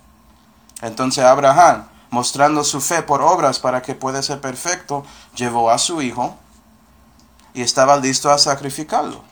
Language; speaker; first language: Spanish; non-native, fluent; English